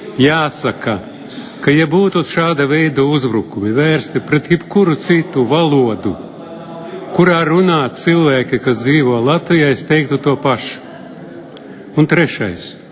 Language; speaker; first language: Latvian; non-native, local second language; Russian